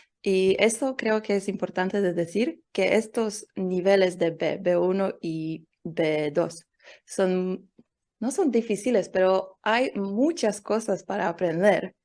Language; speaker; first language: Spanish; non-native, learner; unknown